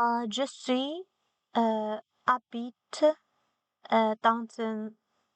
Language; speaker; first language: French; non-native, learner; Chinese